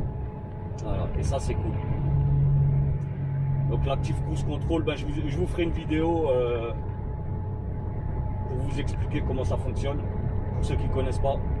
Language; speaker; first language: French; native; French